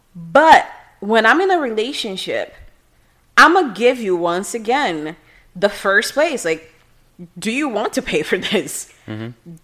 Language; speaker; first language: English; non-native, fluent; Portuguese